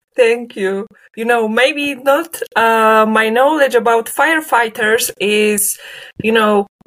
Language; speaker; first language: English; non-native, fluent; Polish